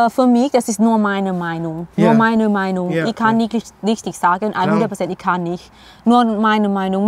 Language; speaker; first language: German; non-native, learner; Thai